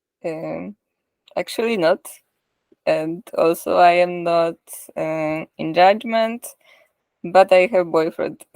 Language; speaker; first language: English; non-native, learner; Polish